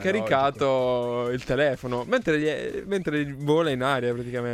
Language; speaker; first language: Italian; native; Italian